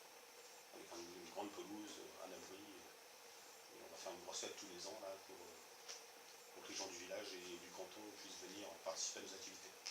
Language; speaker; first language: French; native; French